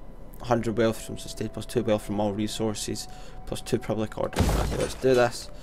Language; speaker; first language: English; native; English